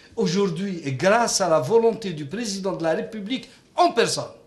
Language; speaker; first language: French; non-native, local second language; Arabic